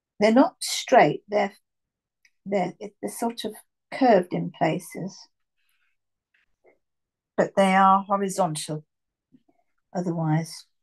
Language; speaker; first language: English; native; English